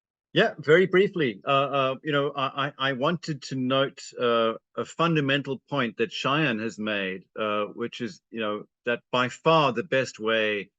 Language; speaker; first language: English; native; English